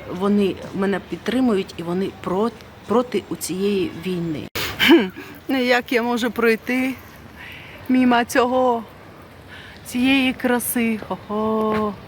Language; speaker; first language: Ukrainian; non-native, local second language; Russian